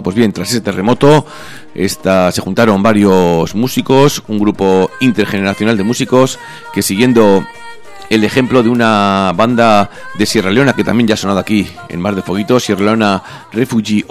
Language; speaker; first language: Spanish; native; Spanish